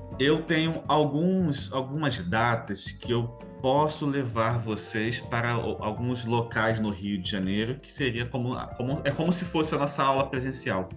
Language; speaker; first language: Portuguese; native; Portuguese